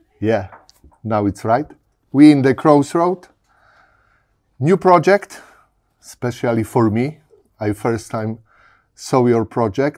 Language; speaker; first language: English; non-native, learner; Polish